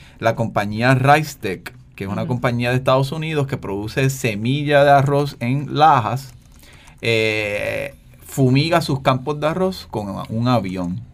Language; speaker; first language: Spanish; native; Spanish